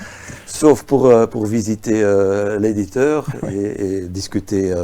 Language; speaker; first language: French; non-native, local second language; Dutch